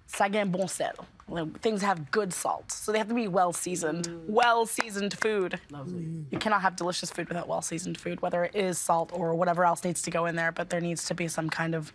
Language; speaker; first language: English; native; English